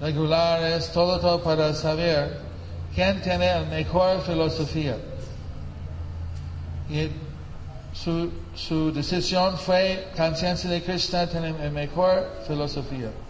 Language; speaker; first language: Spanish; non-native, fluent; English